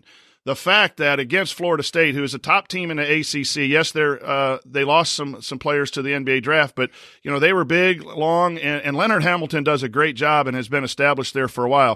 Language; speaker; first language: English; native; English